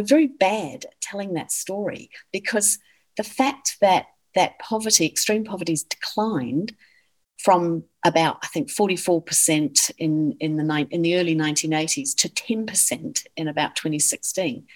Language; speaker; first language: English; native; English